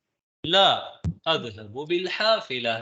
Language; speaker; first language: Arabic; non-native, fluent; Tamil